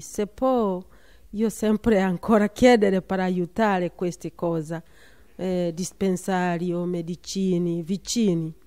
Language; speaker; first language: Italian; non-native, learner; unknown